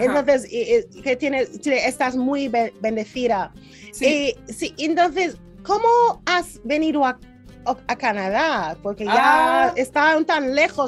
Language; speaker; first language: Spanish; non-native, learner; English